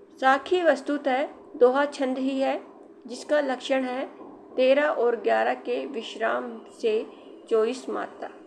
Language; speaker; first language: Hindi; native; Hindi